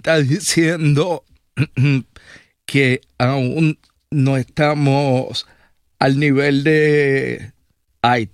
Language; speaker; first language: Spanish; native; Spanish